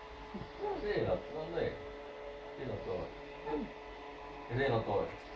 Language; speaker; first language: Finnish; native; Finnish